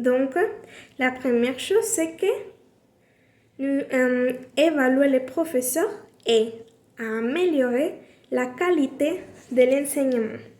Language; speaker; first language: French; non-native, learner; Spanish